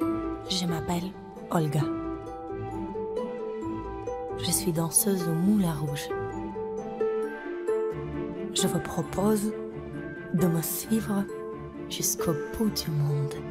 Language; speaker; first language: French; non-native, fluent; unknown